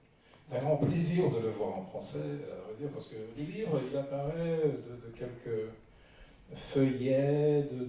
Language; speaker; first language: French; non-native, fluent; Russian